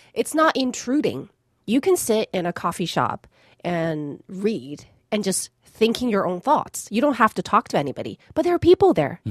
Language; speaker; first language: English; non-native, fluent; Chinese